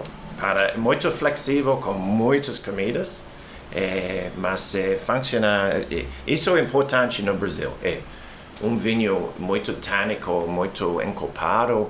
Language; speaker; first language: Portuguese; non-native, learner; English